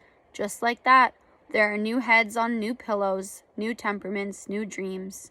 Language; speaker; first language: English; native; English